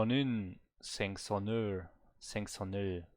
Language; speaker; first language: Korean; non-native, learner; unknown